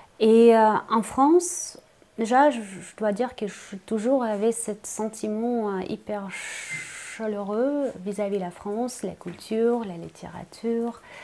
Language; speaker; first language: French; non-native, fluent; Russian